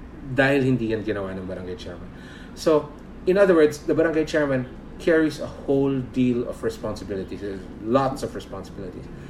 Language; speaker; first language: English; non-native, local second language; Filipino